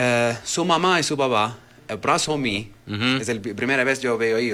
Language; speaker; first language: Spanish; non-native, learner; Arabic